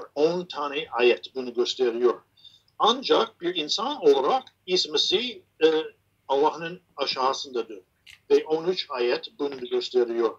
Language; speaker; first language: Turkish; non-native, fluent; English